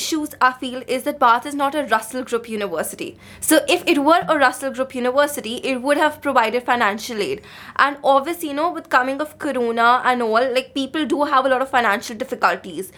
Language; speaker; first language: English; non-native, local second language; Hindi